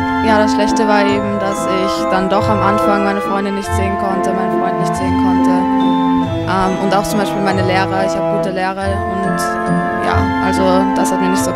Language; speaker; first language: German; native; German